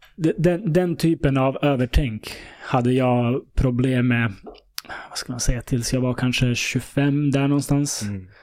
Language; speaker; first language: Swedish; early bilingual, other home language; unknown